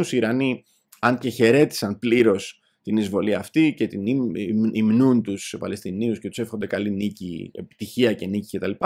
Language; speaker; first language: Greek; native; Greek